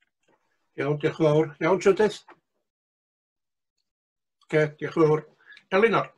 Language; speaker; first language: Welsh; native; Welsh